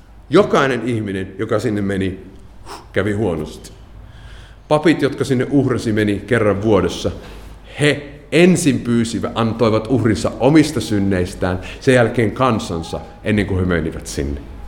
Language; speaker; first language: Finnish; non-native, fluent; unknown